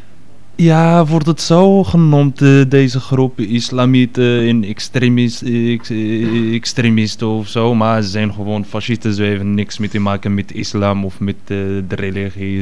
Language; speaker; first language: Dutch; non-native, fluent; Arabic